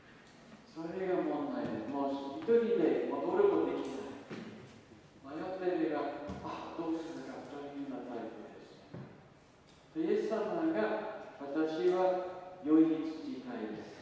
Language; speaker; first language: Japanese; non-native, learner; English